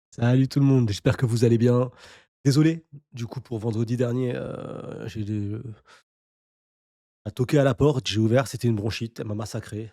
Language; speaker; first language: French; native; French